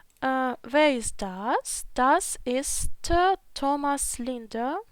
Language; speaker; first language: German; non-native, fluent; Ukrainian